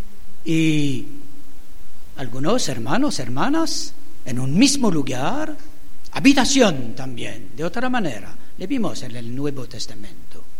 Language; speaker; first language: Spanish; non-native, fluent; French